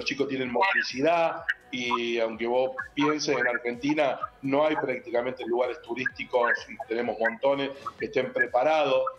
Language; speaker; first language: Spanish; native; Spanish